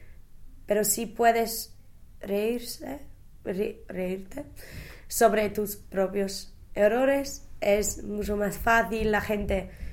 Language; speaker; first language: Spanish; non-native, fluent; English